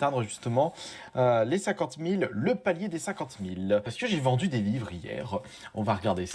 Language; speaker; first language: French; native; French